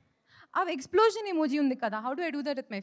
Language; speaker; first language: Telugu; non-native, learner; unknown